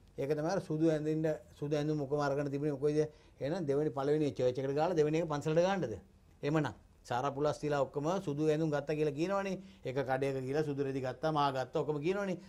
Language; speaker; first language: Sinhala; non-native, local second language; Tamil